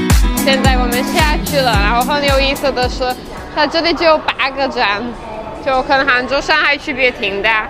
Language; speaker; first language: Chinese; non-native, fluent; Czech